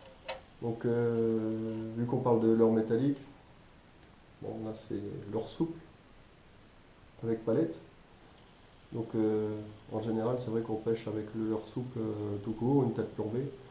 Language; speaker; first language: French; native; French